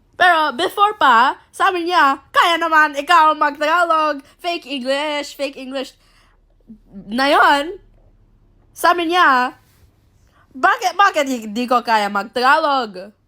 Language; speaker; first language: Filipino; non-native, learner; English